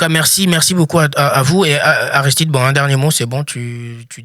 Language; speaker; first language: French; native; French